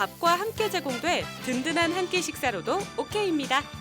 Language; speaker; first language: Korean; native; Korean